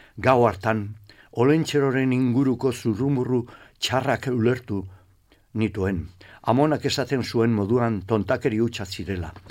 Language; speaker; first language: Basque; non-native, local second language; Spanish